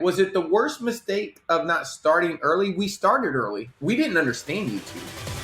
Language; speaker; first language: English; native; English